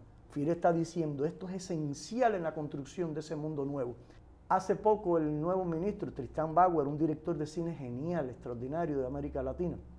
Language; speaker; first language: Spanish; native; Spanish